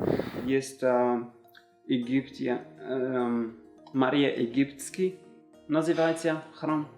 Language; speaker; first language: Russian; non-native, learner; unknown